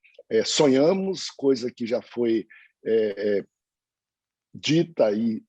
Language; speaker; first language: Portuguese; native; Portuguese